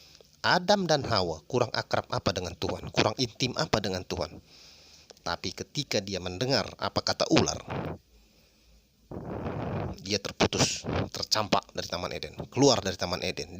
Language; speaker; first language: Indonesian; native; Indonesian